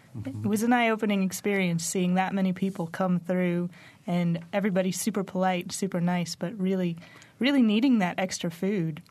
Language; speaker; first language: English; native; English